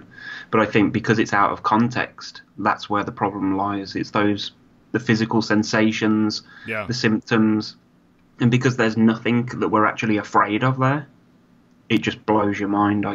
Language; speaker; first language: English; native; English